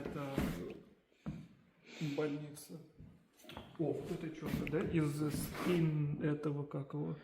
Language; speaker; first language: Russian; non-native, fluent; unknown